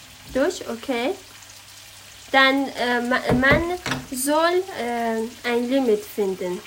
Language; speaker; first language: German; non-native, learner; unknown